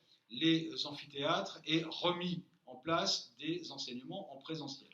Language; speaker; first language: French; native; French